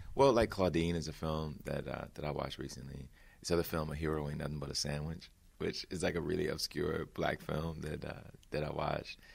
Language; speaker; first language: English; native; English